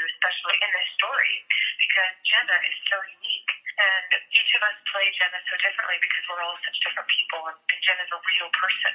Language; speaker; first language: English; native; English